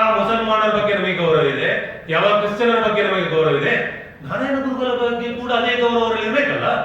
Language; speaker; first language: Kannada; native; Kannada